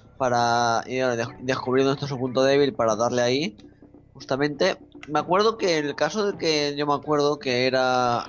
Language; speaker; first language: Spanish; native; Spanish